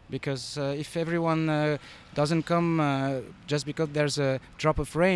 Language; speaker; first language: English; non-native, fluent; French